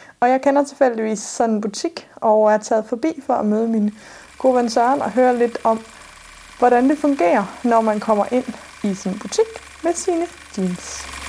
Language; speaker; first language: Danish; native; Danish